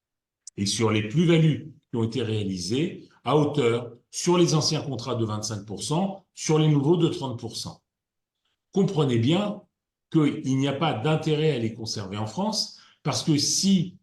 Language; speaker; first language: French; native; French